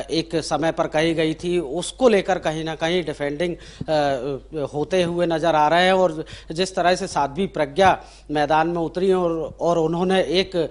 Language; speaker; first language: Hindi; native; Hindi